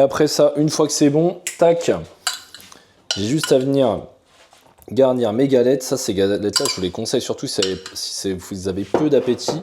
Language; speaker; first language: French; native; French